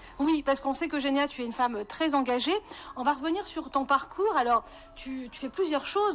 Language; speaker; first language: French; native; French